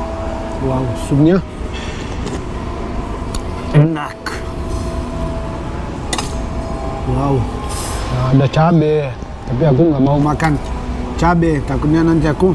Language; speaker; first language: Indonesian; non-native, fluent; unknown